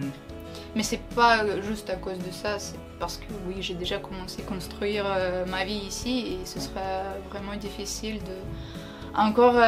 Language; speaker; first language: French; non-native, learner; Ukrainian